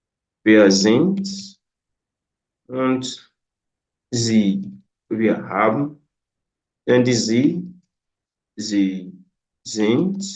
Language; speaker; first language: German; non-native, fluent; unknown